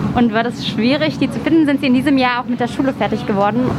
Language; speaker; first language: German; native; German